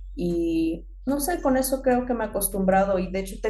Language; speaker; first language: Spanish; early bilingual, heritage; Spanish